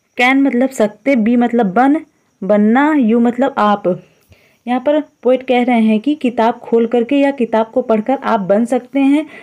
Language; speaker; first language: Hindi; native; Hindi